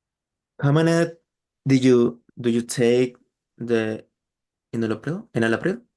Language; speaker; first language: English; non-native, learner; Spanish